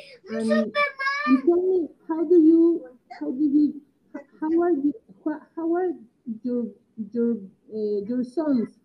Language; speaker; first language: English; non-native, learner; Spanish